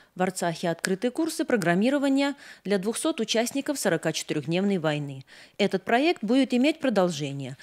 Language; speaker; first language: Russian; non-native, local second language; Armenian